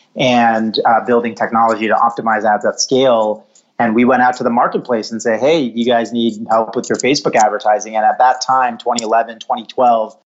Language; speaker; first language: English; native; English